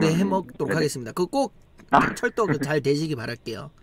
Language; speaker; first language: Korean; native; Korean